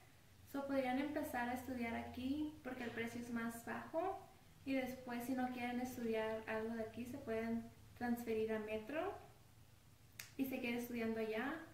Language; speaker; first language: Spanish; early bilingual, heritage; Spanish